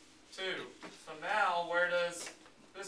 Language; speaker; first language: English; native; English